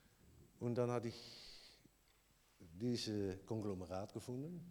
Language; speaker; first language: German; non-native, learner; Dutch